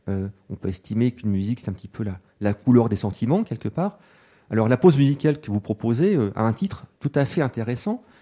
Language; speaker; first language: French; native; French